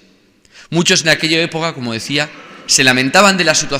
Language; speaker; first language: Spanish; native; Spanish